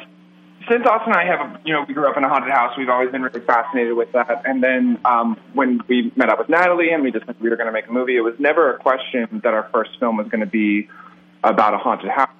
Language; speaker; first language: English; native; English